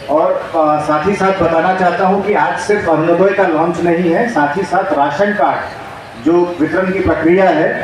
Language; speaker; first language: Hindi; non-native, local second language; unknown